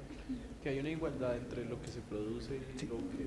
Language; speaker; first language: Spanish; native; Spanish